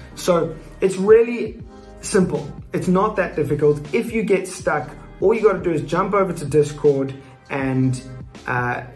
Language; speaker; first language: English; native; English